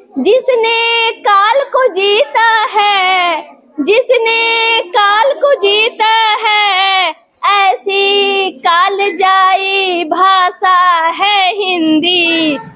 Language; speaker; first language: Hindi; native; Hindi